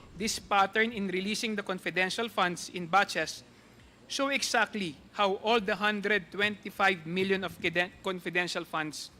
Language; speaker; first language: English; non-native, local second language; Filipino